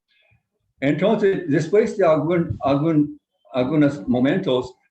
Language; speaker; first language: Spanish; non-native, fluent; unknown